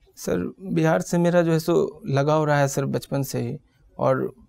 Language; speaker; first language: Hindi; native; Hindi